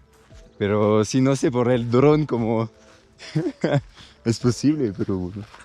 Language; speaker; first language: Spanish; non-native, learner; French